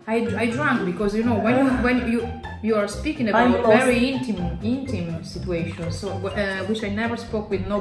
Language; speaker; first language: English; non-native, fluent; Italian